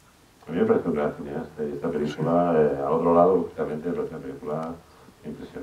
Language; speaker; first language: Spanish; native; Spanish